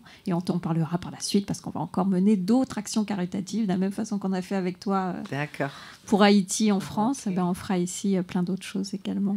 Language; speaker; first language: French; native; French